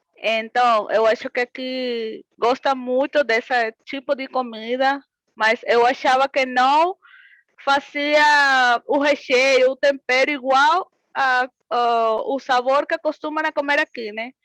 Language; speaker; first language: Portuguese; non-native, fluent; Spanish